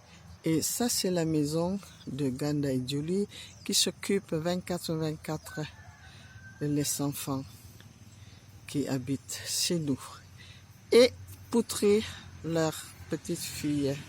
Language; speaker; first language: French; non-native, learner; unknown